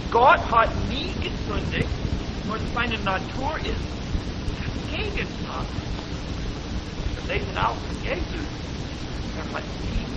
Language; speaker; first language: German; non-native, fluent; English